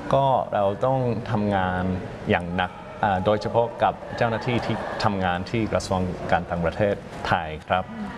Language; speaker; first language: Thai; non-native, fluent; English